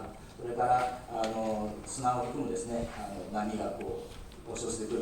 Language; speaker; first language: Japanese; native; Japanese